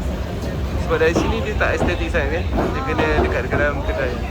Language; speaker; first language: Malay; native; Malay